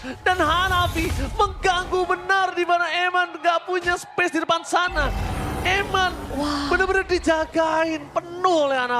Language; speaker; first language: Indonesian; native; Indonesian